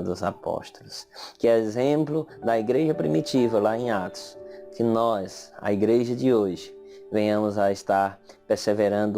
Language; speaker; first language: Portuguese; native; Portuguese